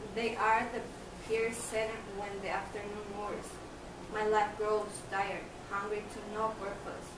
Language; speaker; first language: English; non-native, learner; Spanish